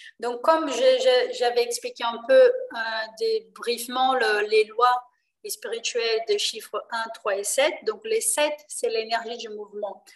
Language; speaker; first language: French; non-native, fluent; Portuguese